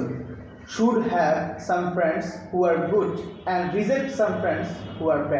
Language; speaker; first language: English; non-native, fluent; Bangla